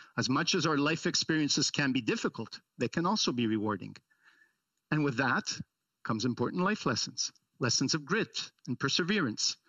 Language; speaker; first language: English; early bilingual, other home language; Italian